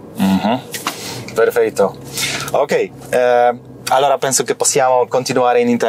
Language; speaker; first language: Italian; non-native, learner; Polish